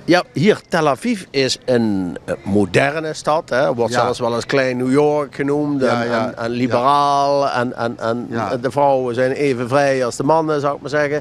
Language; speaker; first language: Dutch; native; Dutch